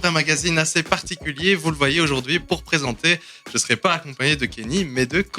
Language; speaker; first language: French; native; French